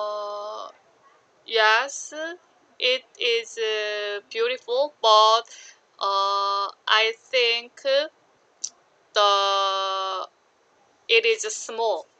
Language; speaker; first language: English; non-native, learner; Korean